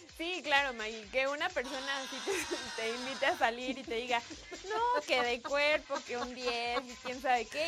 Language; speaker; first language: Spanish; native; Spanish